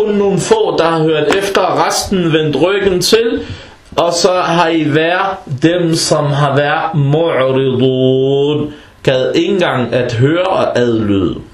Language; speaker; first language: Danish; early bilingual, other home language; Arabic